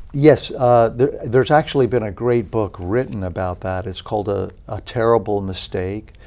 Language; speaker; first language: English; native; English